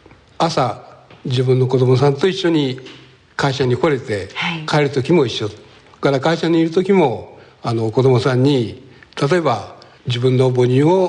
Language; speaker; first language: Japanese; native; Japanese